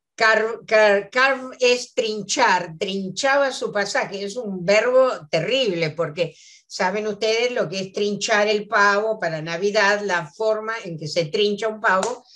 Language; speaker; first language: Spanish; native; Spanish